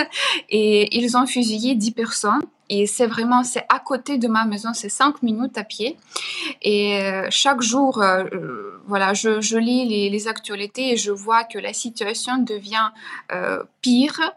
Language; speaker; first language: French; non-native, fluent; Ukrainian